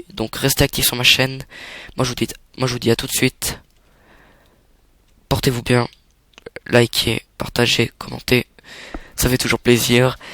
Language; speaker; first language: French; native; French